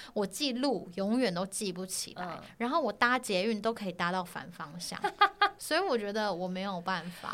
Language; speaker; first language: Chinese; native; Chinese